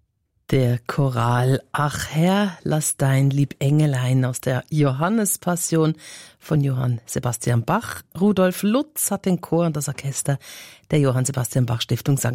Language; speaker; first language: German; native; German